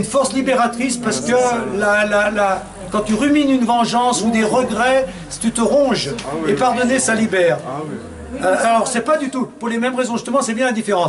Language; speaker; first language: French; native; French